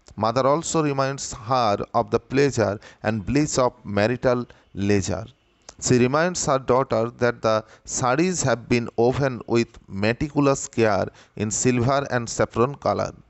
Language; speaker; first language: English; non-native, local second language; Bangla